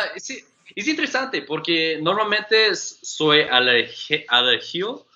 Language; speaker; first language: Spanish; non-native, learner; English